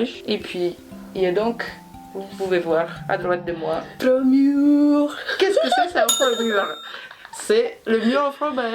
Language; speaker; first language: French; non-native, learner; Indonesian